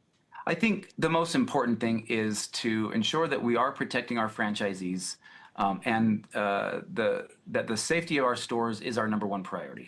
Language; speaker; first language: English; native; English